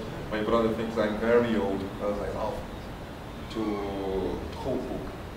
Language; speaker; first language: English; non-native, fluent; Portuguese